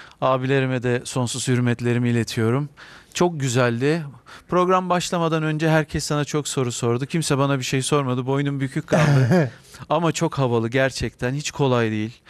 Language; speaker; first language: Turkish; native; Turkish